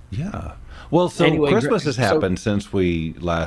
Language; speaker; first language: English; native; English